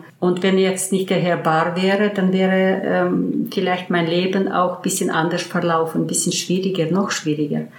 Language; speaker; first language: German; early bilingual, heritage; German